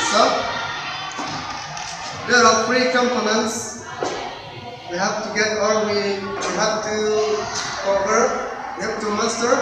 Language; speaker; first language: English; non-native, learner; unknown